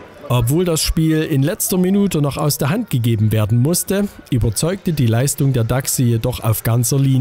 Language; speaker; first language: German; native; German